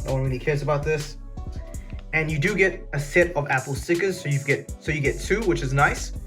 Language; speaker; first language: English; native; English